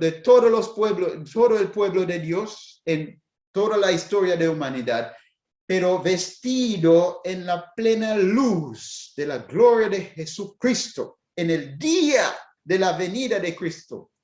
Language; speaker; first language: Spanish; non-native, fluent; English